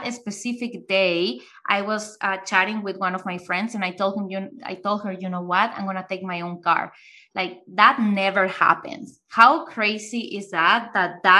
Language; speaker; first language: English; non-native, fluent; Spanish